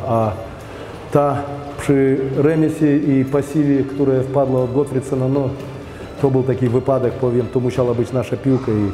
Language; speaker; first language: Polish; non-native, fluent; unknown